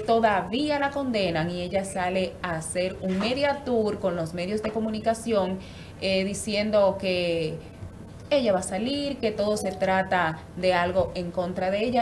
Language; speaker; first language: Spanish; native; Spanish